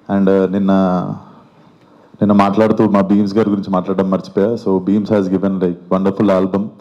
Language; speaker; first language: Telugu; native; Telugu